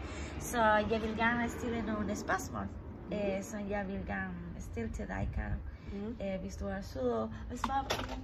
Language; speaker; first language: Danish; non-native, learner; Spanish